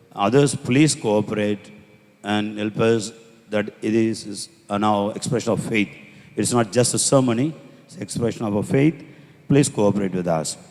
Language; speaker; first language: English; non-native, local second language; Tamil